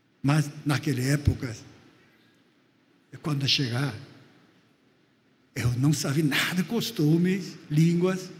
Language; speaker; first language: Portuguese; non-native, fluent; Korean